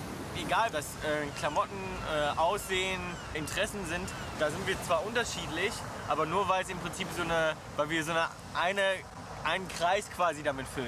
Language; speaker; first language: German; native; German